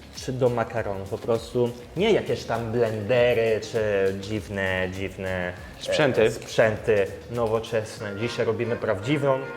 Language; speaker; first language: Polish; early bilingual, heritage; Italian